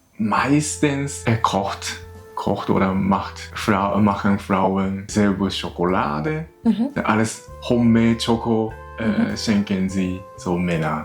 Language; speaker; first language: German; non-native, learner; Japanese